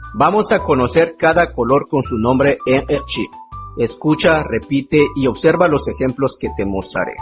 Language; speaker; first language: Spanish; non-native, local second language; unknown